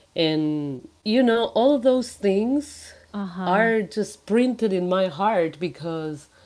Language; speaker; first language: English; non-native, fluent; Spanish